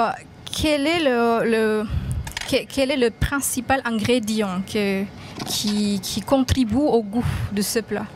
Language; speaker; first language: French; non-native, fluent; Indonesian